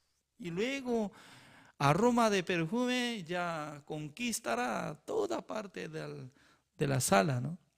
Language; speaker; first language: Spanish; non-native, fluent; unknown